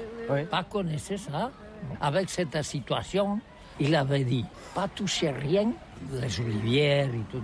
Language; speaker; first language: French; non-native, learner; Catalan